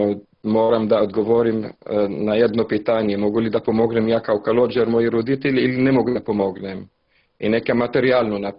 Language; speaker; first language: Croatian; non-native, learner; Arabic